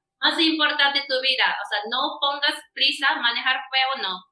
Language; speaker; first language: Spanish; non-native, learner; Japanese